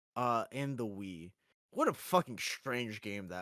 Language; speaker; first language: English; native; English